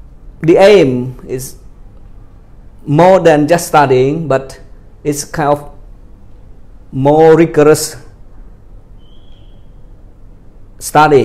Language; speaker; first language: English; non-native, fluent; Khmer